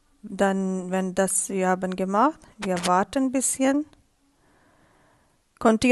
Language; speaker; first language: German; non-native, learner; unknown